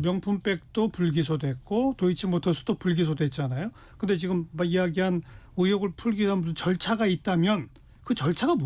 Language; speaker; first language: Korean; native; Korean